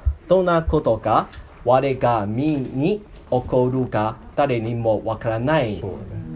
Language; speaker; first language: Japanese; non-native, learner; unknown